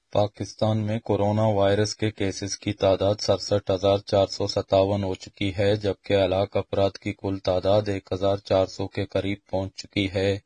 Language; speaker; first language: Urdu; non-native, local second language; Baluchi